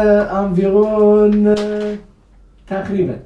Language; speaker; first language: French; non-native, fluent; Kurdish